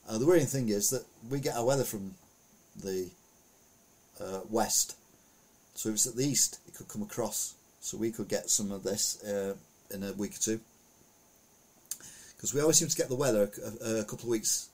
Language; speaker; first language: English; native; English